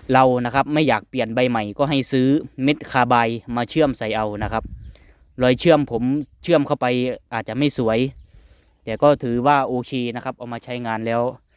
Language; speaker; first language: Thai; native; Thai